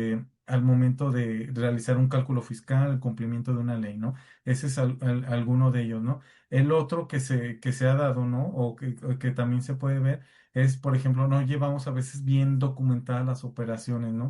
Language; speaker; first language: Spanish; native; Spanish